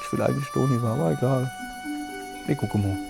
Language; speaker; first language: German; native; German